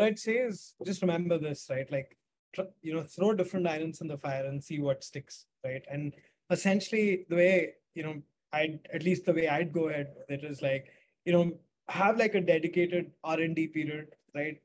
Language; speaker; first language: English; non-native, local second language; Hindi